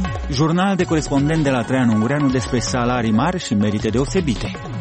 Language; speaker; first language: Romanian; native; Romanian